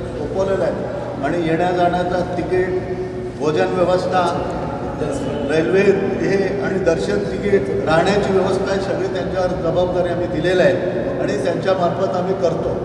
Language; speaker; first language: Marathi; non-native, local second language; Telugu